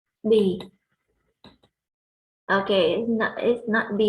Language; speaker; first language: English; non-native, fluent; Vietnamese